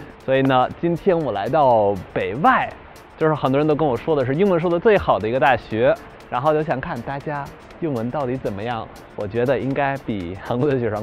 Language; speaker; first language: Chinese; non-native, fluent; English